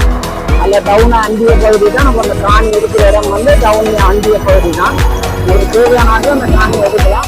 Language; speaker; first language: Tamil; native; Tamil